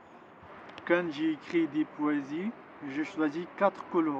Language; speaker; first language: French; non-native, learner; Pashto